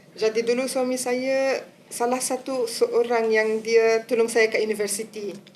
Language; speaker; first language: Malay; non-native, fluent; Arabic